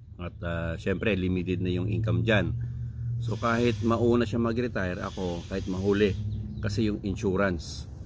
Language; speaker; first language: Filipino; non-native, local second language; Iloko